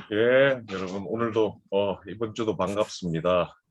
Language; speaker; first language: Korean; native; Korean